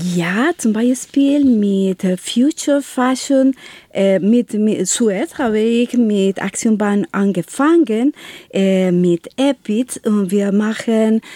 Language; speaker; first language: German; non-native, learner; Spanish